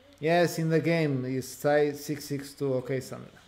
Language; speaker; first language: English; non-native, learner; Portuguese